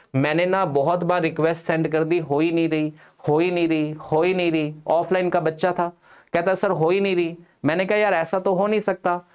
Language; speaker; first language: Hindi; non-native, local second language; Punjabi